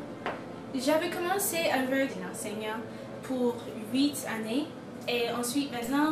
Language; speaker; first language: French; non-native, local second language; English